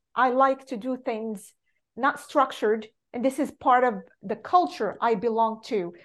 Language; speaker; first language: English; non-native, fluent; Arabic